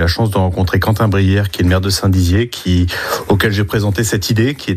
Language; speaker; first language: French; native; French